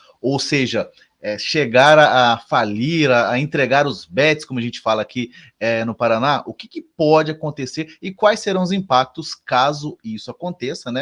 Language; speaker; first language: Portuguese; native; Portuguese